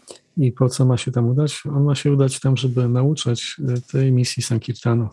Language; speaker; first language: Polish; native; Polish